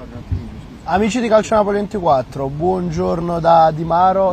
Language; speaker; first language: Italian; native; Italian